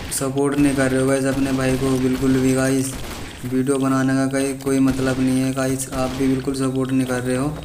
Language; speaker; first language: Hindi; native; Hindi